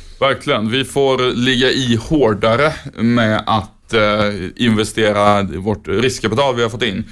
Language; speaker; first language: Swedish; native; Swedish